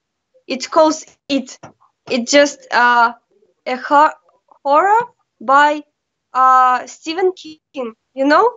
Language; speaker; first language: English; non-native, learner; Russian